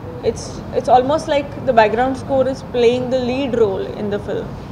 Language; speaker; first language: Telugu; non-native, fluent; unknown